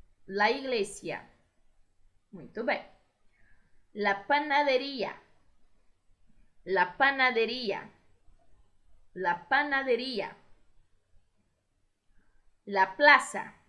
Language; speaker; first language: Spanish; non-native, fluent; Portuguese